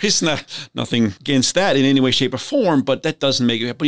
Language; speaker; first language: English; non-native, fluent; Danish